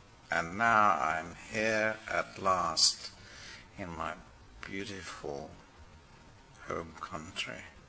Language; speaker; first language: English; non-native, fluent; Hungarian